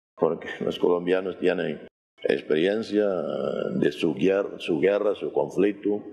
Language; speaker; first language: Spanish; non-native, fluent; Portuguese